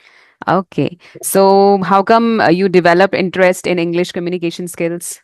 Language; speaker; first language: English; non-native, fluent; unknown